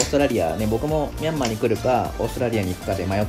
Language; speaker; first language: Japanese; native; Japanese